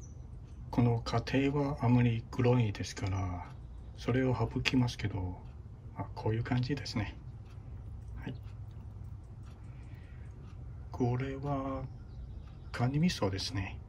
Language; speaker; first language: Japanese; non-native, fluent; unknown